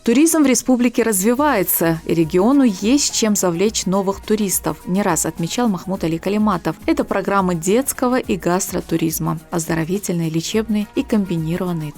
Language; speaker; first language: Russian; native; Russian